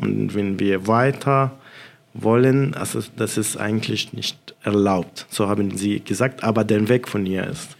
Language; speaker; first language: German; non-native, fluent; Arabic